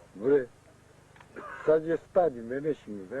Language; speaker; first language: English; non-native, learner; Japanese